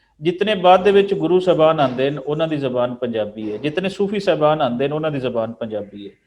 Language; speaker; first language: Punjabi; native; Punjabi